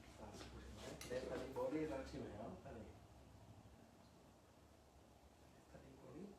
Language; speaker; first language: Czech; non-native, learner; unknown